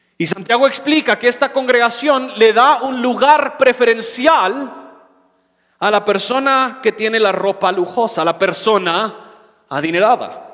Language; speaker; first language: Spanish; non-native, fluent; English